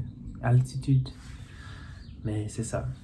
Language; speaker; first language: French; non-native, learner; English